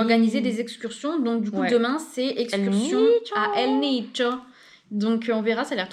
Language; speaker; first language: French; native; French